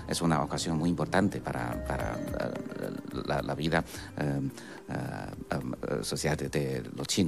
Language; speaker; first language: Spanish; non-native, fluent; Chinese